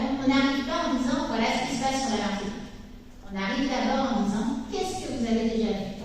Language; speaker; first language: French; native; French